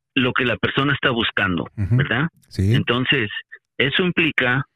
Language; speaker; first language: Spanish; native; Spanish